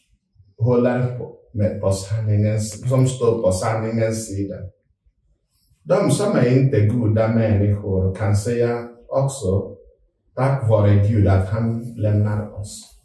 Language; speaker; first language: Swedish; non-native, fluent; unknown